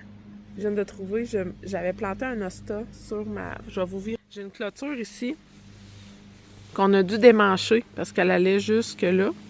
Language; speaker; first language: French; native; French